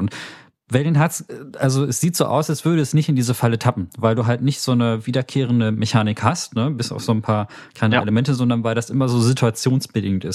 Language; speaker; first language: German; native; German